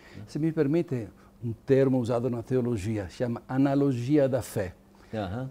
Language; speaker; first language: Portuguese; non-native, fluent; Italian